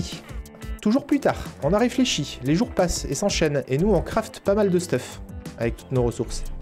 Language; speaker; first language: French; native; French